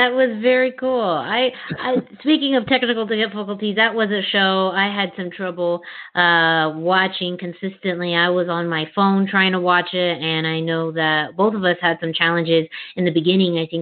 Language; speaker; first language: English; non-native, fluent; Spanish